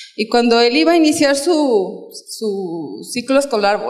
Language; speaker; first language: Spanish; native; Spanish